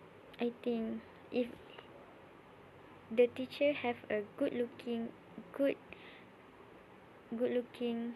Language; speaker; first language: English; non-native, learner; Malay